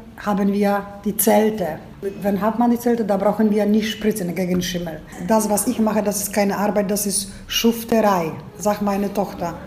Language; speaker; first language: German; non-native, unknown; Polish